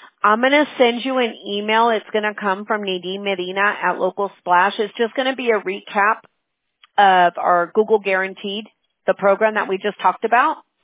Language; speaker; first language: English; early bilingual, other home language; Spanish